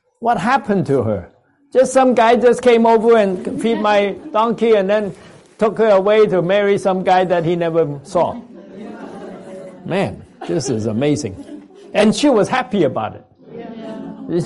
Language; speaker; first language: English; non-native, local second language; Cantonese